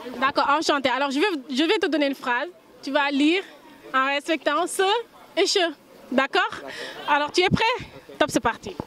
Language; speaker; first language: French; non-native, local second language; Wolof